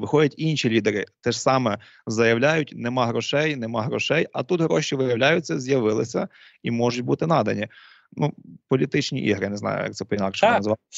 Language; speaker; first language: Ukrainian; native; Ukrainian